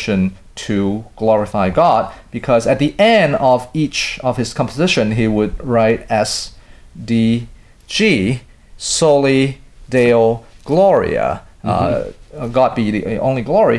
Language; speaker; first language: English; non-native, local second language; Cantonese